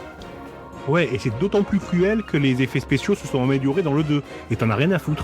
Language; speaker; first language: French; native; French